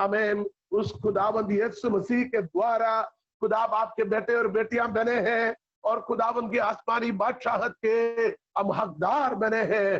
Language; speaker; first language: Hindi; non-native, local second language; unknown